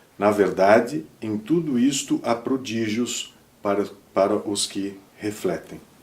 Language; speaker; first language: Portuguese; native; Portuguese